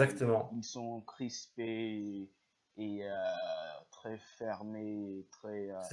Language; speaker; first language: French; non-native, learner; English